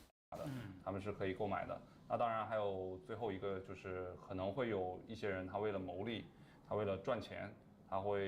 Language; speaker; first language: Chinese; native; Chinese